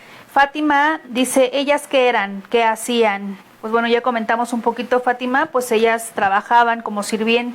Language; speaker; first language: Spanish; native; Spanish